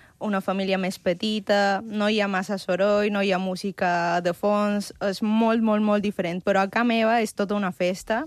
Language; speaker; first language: Catalan; early bilingual, other home language; Spanish